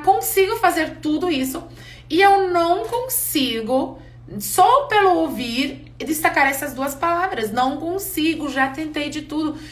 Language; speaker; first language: Portuguese; non-native, fluent; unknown